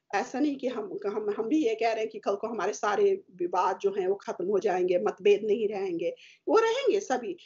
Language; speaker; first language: Hindi; native; Hindi